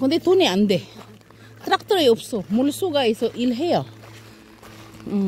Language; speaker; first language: Korean; non-native, learner; Filipino